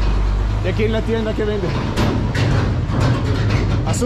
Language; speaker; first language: Spanish; non-native, learner; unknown